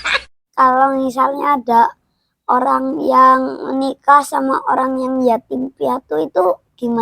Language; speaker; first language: Indonesian; native; Indonesian